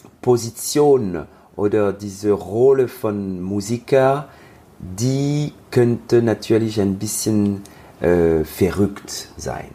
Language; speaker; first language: German; non-native, learner; French